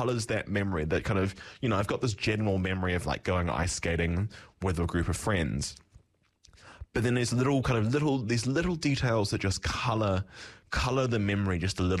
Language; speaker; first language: English; native; English